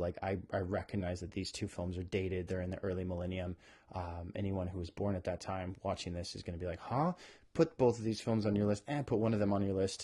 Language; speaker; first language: English; native; English